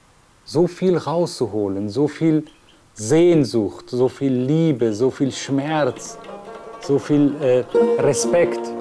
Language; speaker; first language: German; non-native, fluent; Persian